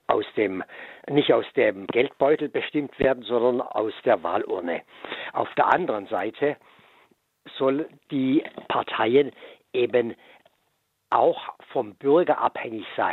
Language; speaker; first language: German; native; German